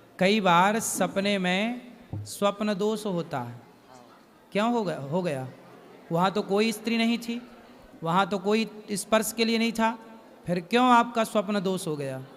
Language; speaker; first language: Hindi; native; Hindi